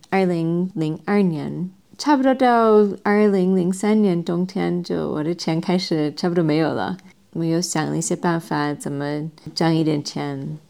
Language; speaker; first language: Chinese; non-native, fluent; English